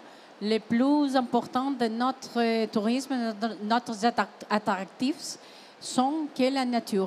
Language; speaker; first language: French; non-native, fluent; Spanish